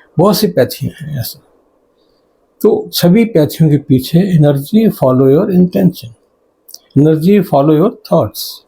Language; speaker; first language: Hindi; native; Hindi